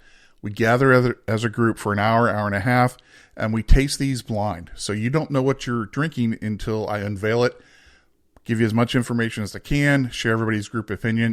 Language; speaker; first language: English; native; English